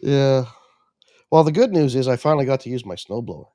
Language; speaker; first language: English; native; English